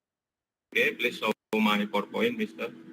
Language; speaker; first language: English; non-native, learner; Indonesian